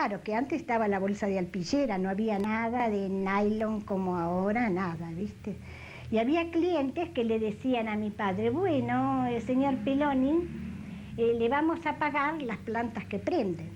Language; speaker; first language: Spanish; native; Spanish